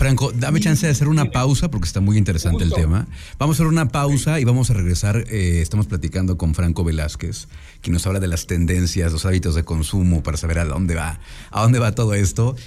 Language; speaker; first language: Spanish; native; Spanish